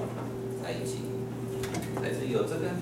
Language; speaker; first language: Chinese; non-native, fluent; English